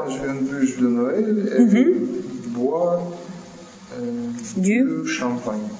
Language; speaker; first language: French; non-native, learner; Russian